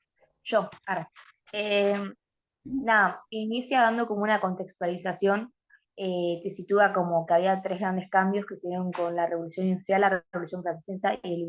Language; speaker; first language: Spanish; native; Spanish